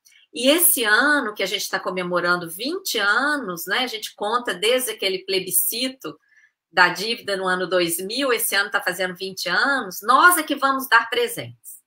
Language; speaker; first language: Portuguese; native; Portuguese